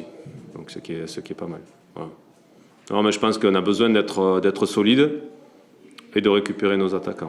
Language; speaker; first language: French; native; French